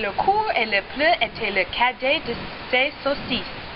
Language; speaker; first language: French; non-native, learner; English